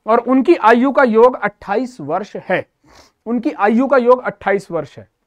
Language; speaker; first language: Hindi; native; Hindi